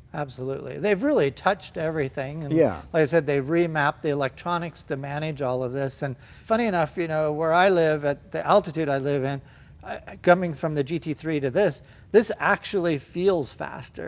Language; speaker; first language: English; native; English